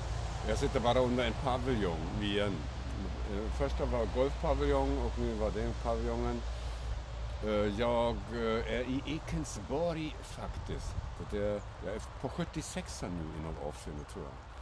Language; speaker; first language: Swedish; non-native, fluent; German